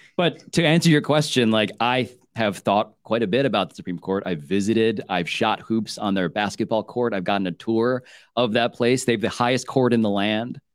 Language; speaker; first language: English; early bilingual, other home language; Filipino